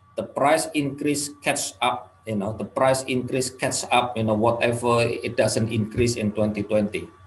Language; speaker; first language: English; non-native, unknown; Indonesian